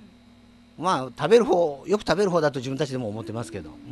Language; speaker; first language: Japanese; native; Japanese